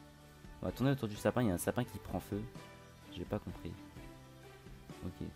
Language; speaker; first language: French; native; French